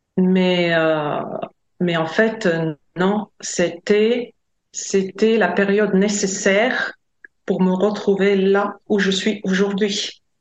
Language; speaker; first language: French; non-native, fluent; Latvian